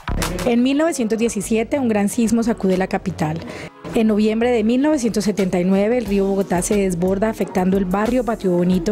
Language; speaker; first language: Spanish; native; Spanish